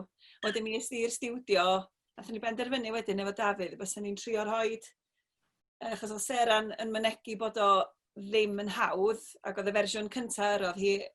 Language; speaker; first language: Welsh; native; Welsh